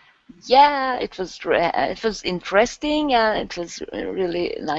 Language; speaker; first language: English; non-native, learner; Turkish